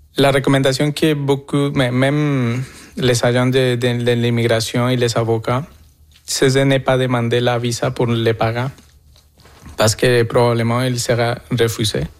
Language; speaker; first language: French; non-native, fluent; Spanish